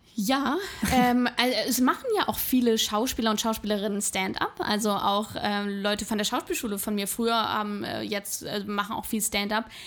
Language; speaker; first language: German; native; German